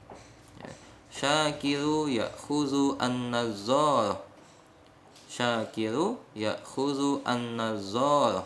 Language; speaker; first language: Arabic; non-native, fluent; Indonesian